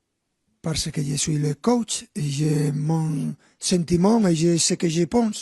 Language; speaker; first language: French; non-native, fluent; Spanish